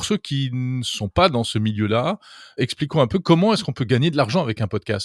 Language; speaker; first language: French; native; French